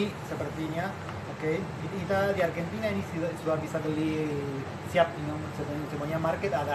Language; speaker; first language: Indonesian; non-native, learner; Spanish